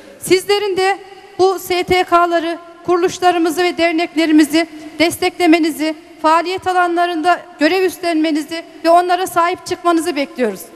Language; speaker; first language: Turkish; native; Turkish